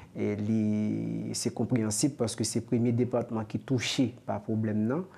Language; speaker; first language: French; non-native, local second language; Haitian Creole